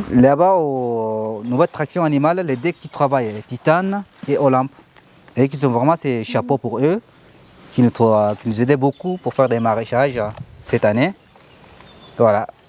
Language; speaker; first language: French; non-native, learner; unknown